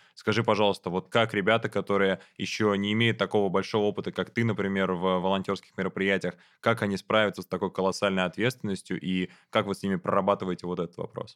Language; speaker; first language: Russian; native; Russian